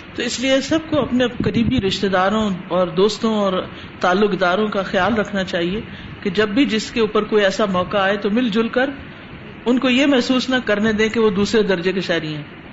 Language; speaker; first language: Urdu; non-native, local second language; Punjabi